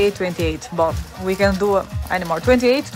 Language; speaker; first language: English; non-native, learner; Albanian